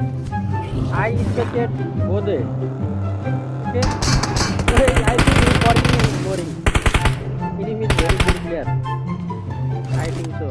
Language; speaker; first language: English; non-native, learner; Nepali